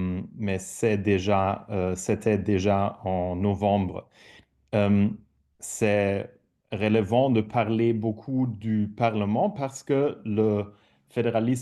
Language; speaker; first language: French; non-native, fluent; German